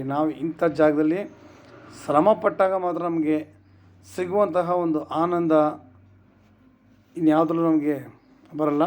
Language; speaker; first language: Kannada; native; Kannada